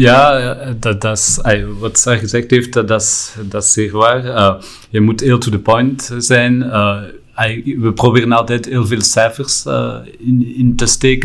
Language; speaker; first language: Dutch; non-native, local second language; French